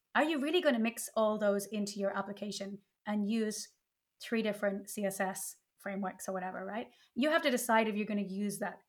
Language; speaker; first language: English; native; English